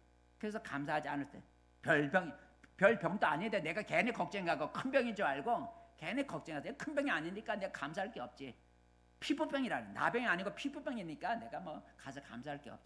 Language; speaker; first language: Korean; native; Korean